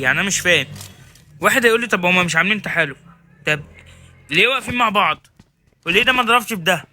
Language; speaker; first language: Arabic; native; Arabic